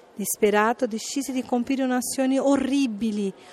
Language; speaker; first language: Italian; non-native, fluent; Portuguese